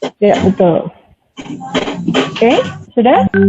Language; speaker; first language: Indonesian; native; Indonesian